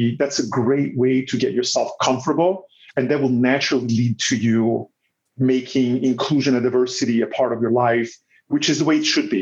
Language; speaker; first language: English; non-native, fluent; Italian